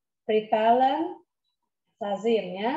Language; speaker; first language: English; non-native, fluent; Indonesian